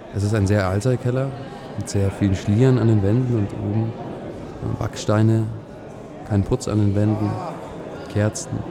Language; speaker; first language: German; native; German